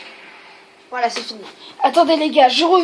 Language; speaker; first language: French; native; French